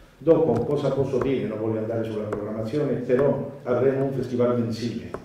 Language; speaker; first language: Italian; non-native, fluent; Spanish